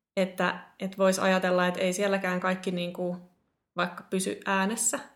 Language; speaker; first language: Finnish; native; Finnish